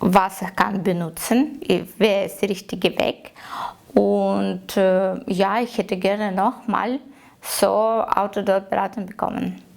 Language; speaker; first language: German; non-native, learner; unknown